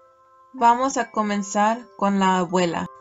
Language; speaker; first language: Spanish; non-native, learner; English